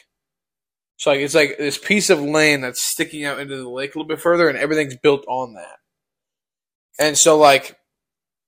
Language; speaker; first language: English; native; English